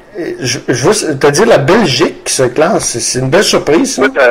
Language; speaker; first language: French; native; French